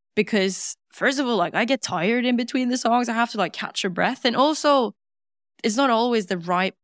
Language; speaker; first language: English; non-native, fluent; Norwegian